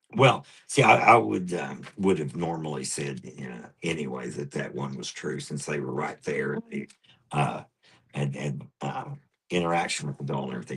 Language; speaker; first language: English; native; English